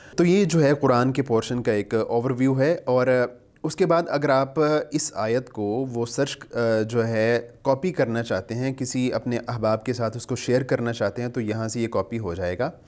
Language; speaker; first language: Urdu; native; Urdu